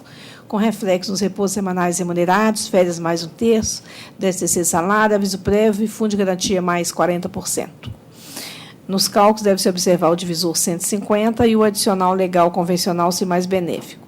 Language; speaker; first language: Portuguese; native; Portuguese